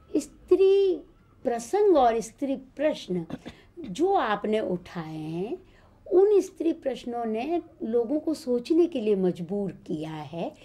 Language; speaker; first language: Hindi; native; Hindi